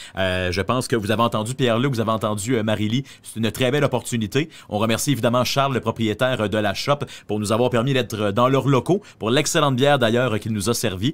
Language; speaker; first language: French; native; French